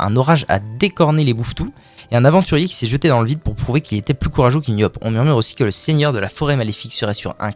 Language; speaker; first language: French; native; French